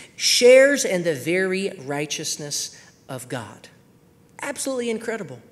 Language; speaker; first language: English; native; English